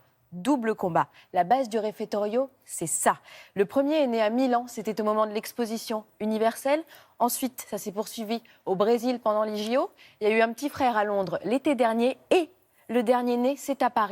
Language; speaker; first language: French; native; French